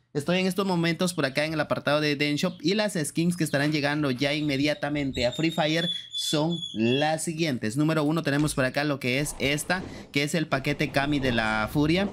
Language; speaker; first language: Spanish; native; Spanish